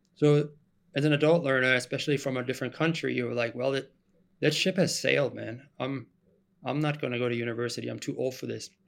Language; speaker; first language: English; non-native, fluent; German